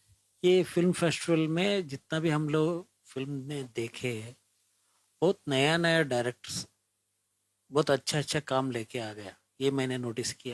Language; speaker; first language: Hindi; non-native, local second language; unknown